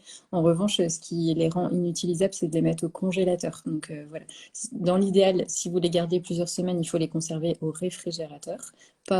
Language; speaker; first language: French; native; French